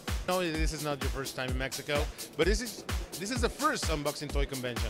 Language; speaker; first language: English; non-native, fluent; Spanish